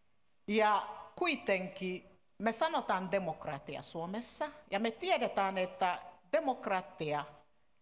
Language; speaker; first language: Finnish; non-native, learner; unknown